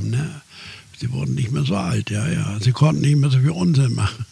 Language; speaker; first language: German; native; German